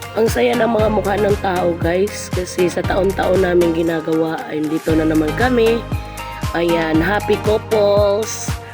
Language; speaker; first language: Filipino; non-native, local second language; Cebuano